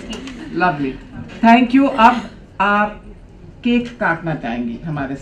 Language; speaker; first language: Hindi; native; Hindi